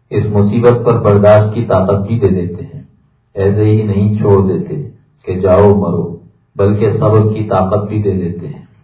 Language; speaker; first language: Urdu; native; Urdu